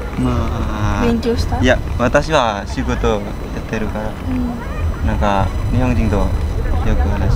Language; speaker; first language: Japanese; non-native, learner; Indonesian